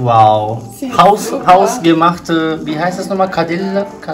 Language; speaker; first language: German; non-native, fluent; Turkish